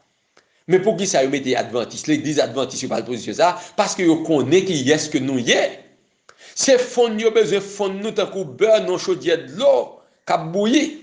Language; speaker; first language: French; non-native, local second language; Haitian Creole